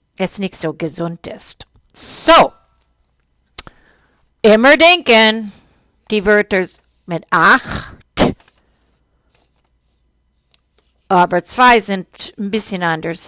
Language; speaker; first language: German; non-native, fluent; English